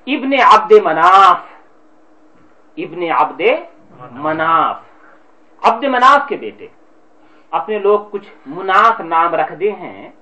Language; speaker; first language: Urdu; native; Urdu